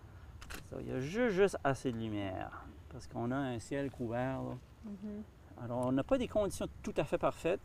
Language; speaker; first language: French; native; French